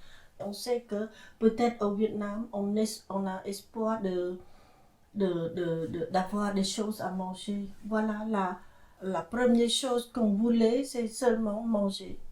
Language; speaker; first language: French; non-native, fluent; Khmer